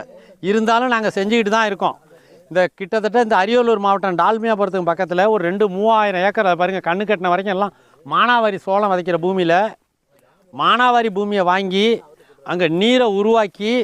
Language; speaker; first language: Tamil; native; Tamil